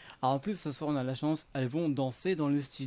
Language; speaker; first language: French; native; French